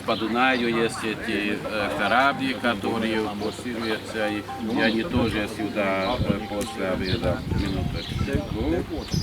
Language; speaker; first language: Russian; non-native, learner; Hungarian